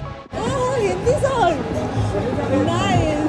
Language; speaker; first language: English; non-native, local second language; Hindi